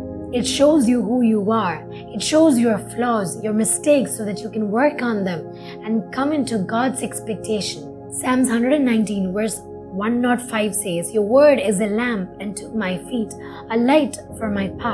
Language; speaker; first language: English; non-native, local second language; Malayalam